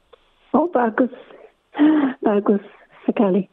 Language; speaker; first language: Indonesian; non-native, fluent; English